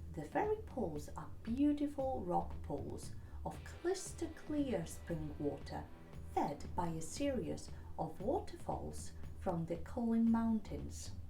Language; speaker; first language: English; non-native, fluent; Polish